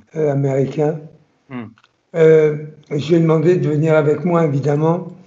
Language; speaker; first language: French; early bilingual, other home language; Italian